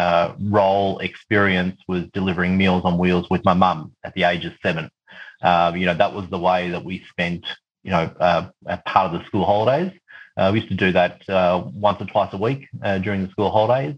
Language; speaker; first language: English; native; English